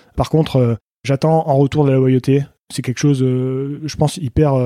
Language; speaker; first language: French; native; French